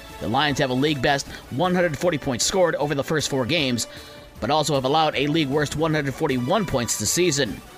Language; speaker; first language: English; native; English